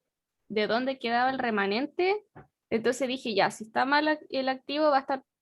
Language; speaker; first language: Spanish; native; Spanish